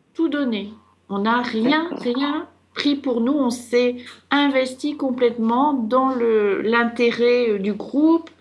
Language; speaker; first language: French; native; French